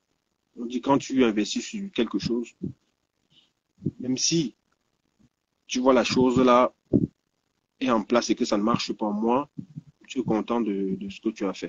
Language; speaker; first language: French; native; French